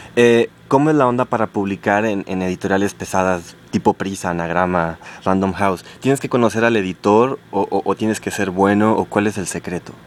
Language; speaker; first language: Spanish; native; Spanish